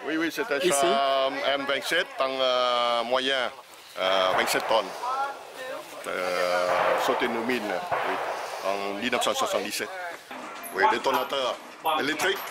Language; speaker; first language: French; non-native, fluent; Vietnamese